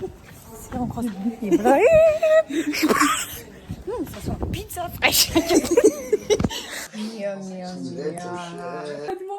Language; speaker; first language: French; native; French